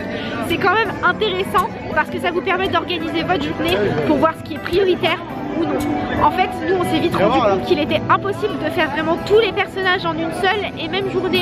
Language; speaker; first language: French; native; French